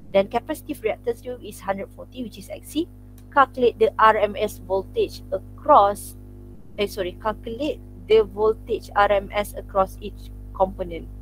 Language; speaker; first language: English; non-native, local second language; Malay